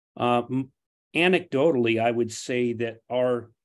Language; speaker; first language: English; non-native, fluent; Portuguese